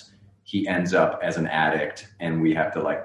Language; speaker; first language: English; non-native, local second language; Urdu